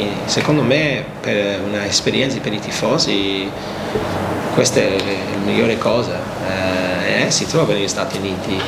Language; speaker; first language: Italian; non-native, learner; English